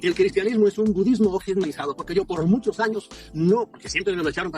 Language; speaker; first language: Spanish; native; Spanish